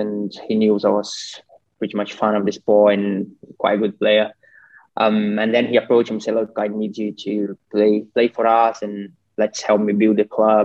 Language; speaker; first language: English; non-native, fluent; Portuguese